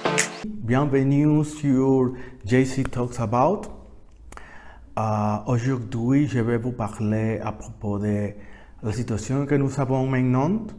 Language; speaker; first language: French; non-native, learner; Spanish